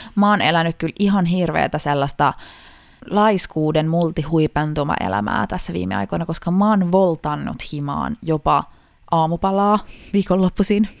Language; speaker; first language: Finnish; native; Finnish